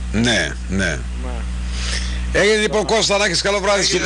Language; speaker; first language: Greek; native; Greek